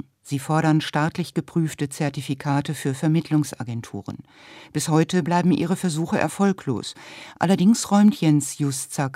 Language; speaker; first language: German; native; German